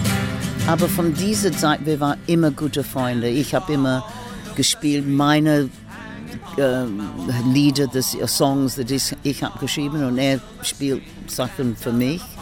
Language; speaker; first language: German; non-native, learner; English